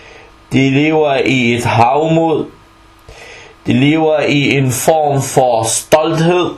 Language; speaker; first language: Danish; early bilingual, other home language; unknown